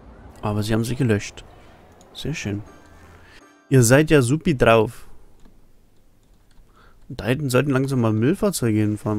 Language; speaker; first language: German; native; German